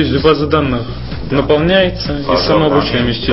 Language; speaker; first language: Russian; native; Russian